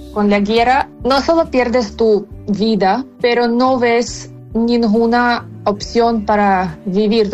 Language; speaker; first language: Spanish; non-native, fluent; Ukrainian